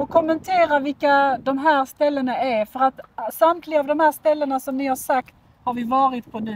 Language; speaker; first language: Swedish; native; Swedish